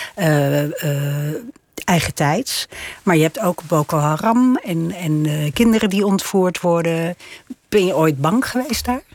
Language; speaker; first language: Dutch; native; Dutch